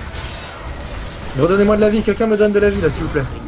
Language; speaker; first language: French; native; French